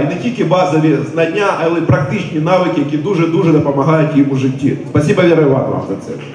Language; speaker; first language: Ukrainian; native; Ukrainian